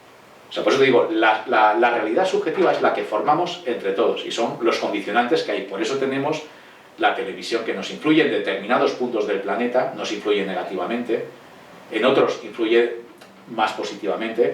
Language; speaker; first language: Spanish; native; Spanish